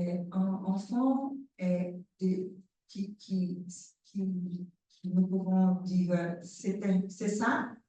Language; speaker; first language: French; non-native, learner; Portuguese